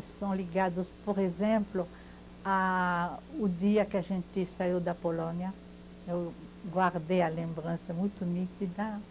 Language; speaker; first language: Portuguese; non-native, fluent; French